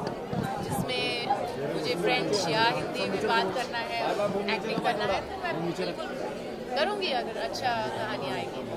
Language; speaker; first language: Hindi; non-native, local second language; French